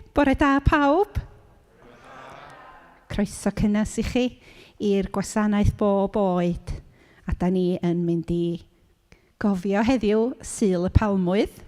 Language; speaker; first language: Welsh; native; Welsh